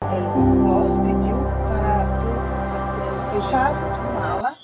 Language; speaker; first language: Spanish; non-native, learner; Portuguese